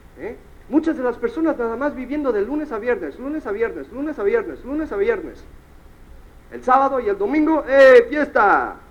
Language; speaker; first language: Spanish; early bilingual, heritage; Spanish